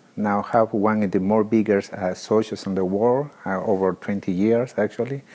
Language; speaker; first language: English; non-native, learner; Spanish